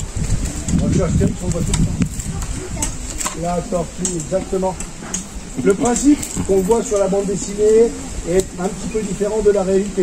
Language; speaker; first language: French; native; French